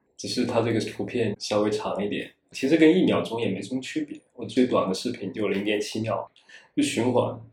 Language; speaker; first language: Chinese; non-native, local second language; Wu Chinese